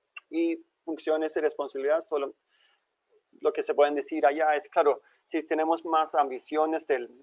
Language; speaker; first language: Spanish; non-native, fluent; Swedish